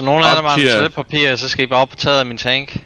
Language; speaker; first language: Danish; native; Danish